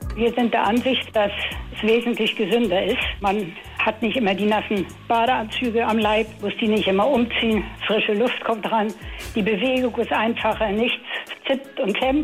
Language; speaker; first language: German; native; German